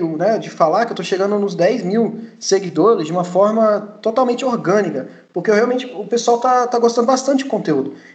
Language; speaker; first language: Portuguese; early bilingual, heritage; Portuguese